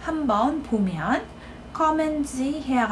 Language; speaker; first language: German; non-native, fluent; Korean